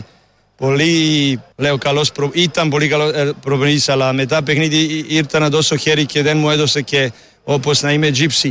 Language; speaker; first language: Greek; non-native, learner; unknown